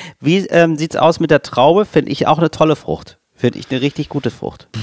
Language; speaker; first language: German; native; German